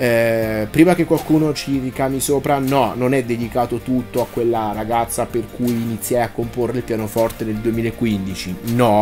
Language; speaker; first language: Italian; native; Italian